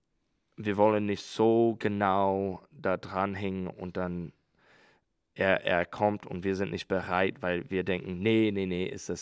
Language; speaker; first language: German; non-native, learner; English